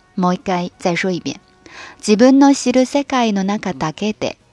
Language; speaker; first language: Japanese; non-native, fluent; Chinese